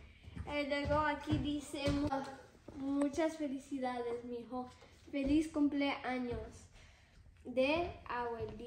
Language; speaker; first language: Spanish; early bilingual, other home language; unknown